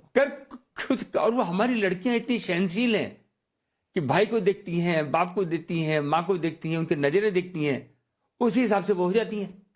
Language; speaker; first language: Hindi; native; Hindi